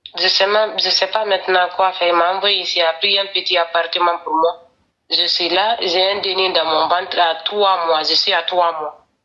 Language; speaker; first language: French; non-native, local second language; Fula